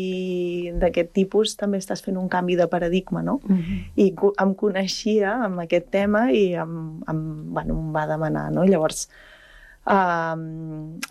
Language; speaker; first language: Catalan; native; Catalan